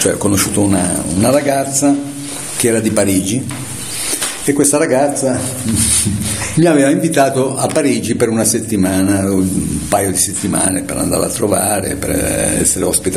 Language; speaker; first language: Italian; native; Italian